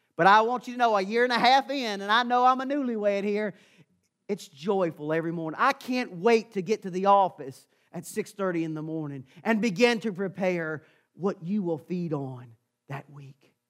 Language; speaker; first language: English; native; English